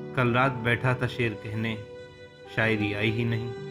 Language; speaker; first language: Hindi; native; Hindi